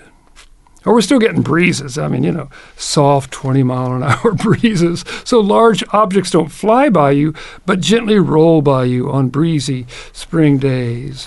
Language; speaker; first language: English; native; English